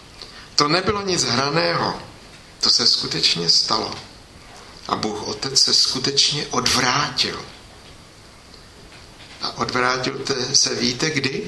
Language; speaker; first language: Czech; native; Czech